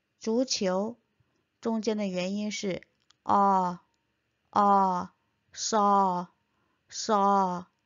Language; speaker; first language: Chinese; native; Chinese